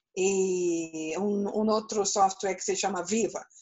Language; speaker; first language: Spanish; non-native, learner; Portuguese